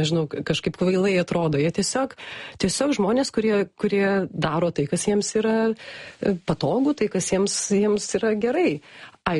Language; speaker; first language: Lithuanian; native; Lithuanian